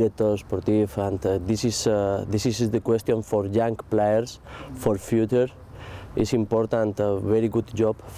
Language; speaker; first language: English; non-native, learner; Spanish